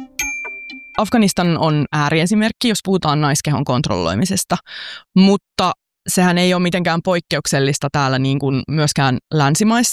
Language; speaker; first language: Finnish; native; Finnish